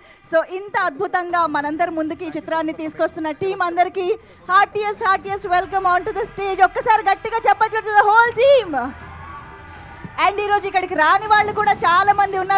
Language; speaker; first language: Telugu; native; Telugu